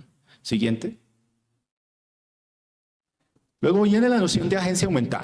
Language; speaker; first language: Spanish; native; Spanish